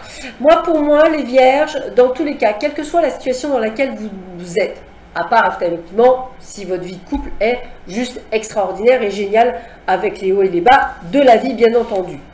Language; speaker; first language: French; native; French